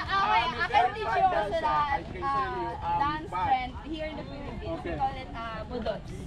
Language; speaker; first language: English; non-native, local second language; Filipino